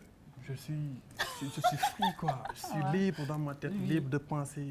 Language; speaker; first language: French; non-native, local second language; Wolof